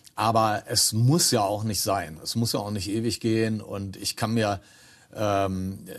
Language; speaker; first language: German; native; German